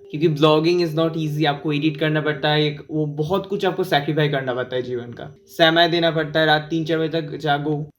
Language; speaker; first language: Hindi; non-native, local second language; Bangla